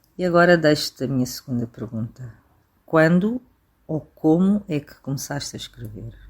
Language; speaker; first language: Portuguese; native; Portuguese